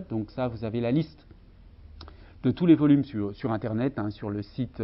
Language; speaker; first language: French; native; French